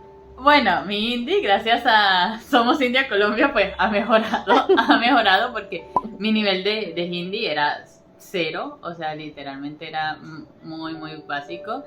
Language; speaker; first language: Spanish; native; Spanish